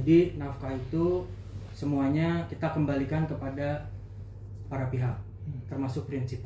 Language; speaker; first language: Indonesian; native; Indonesian